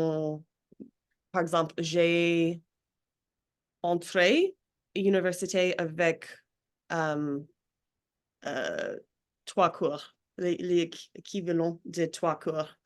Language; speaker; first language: French; non-native, learner; English